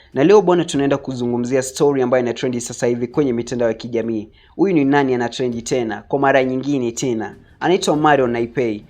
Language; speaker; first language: Swahili; native; Swahili